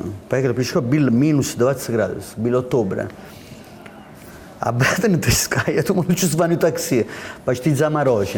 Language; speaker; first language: Russian; non-native, learner; Italian